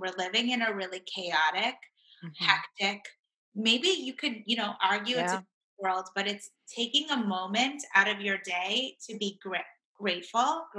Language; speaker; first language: English; native; English